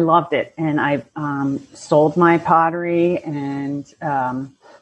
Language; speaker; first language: English; native; English